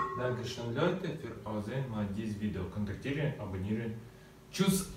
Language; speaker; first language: German; non-native, learner; Russian